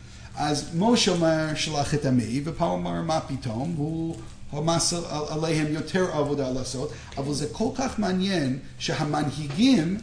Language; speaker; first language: Hebrew; non-native, fluent; English